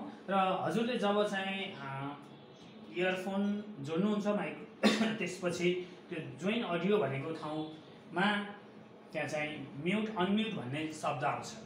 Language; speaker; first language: Nepali; native; Nepali